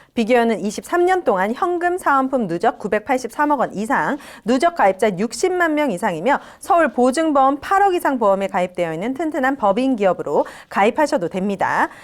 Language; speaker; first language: Korean; native; Korean